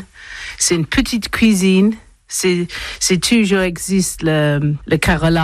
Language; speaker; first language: French; non-native, learner; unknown